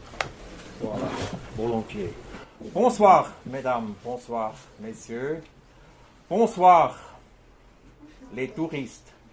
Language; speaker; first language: French; non-native, fluent; German